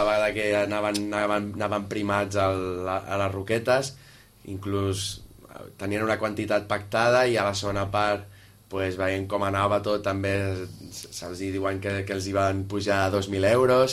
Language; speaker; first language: Catalan; native; Catalan